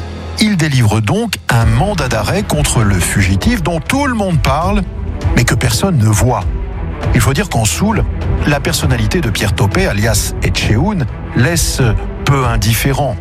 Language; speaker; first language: French; native; French